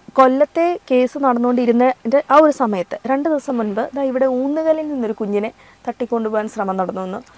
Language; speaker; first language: Malayalam; native; Malayalam